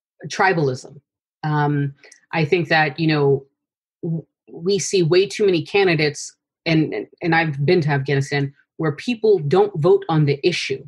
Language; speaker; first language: English; early bilingual, other home language; Persian